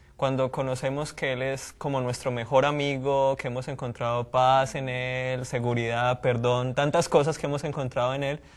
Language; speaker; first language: Spanish; native; Spanish